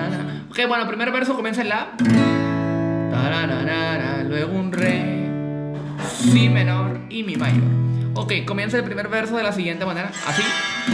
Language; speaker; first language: Spanish; native; Spanish